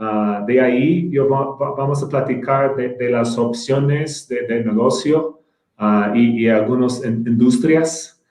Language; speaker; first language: Spanish; non-native, fluent; English